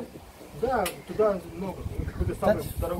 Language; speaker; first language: Russian; non-native, fluent; Lithuanian